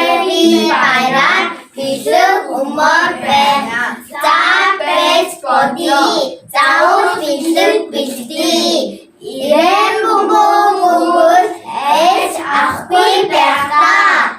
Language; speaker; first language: Mongolian; early bilingual, heritage; Mongolian